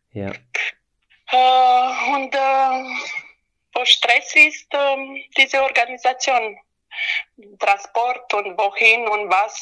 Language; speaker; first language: German; non-native, learner; Romanian